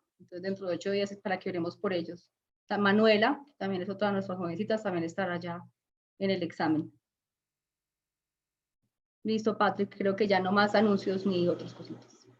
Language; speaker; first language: Spanish; native; Spanish